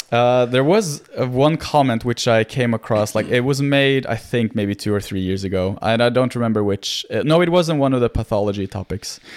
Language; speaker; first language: English; non-native, fluent; Norwegian